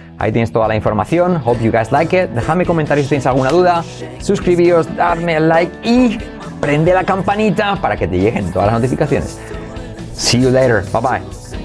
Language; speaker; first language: Spanish; native; Spanish